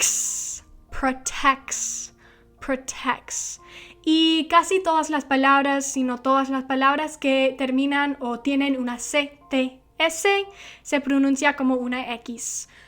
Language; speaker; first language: Spanish; non-native, fluent; English